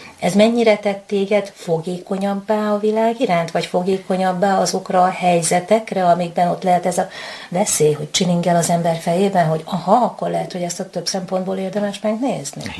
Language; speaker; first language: Hungarian; native; Hungarian